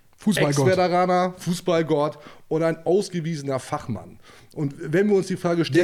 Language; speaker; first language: German; native; German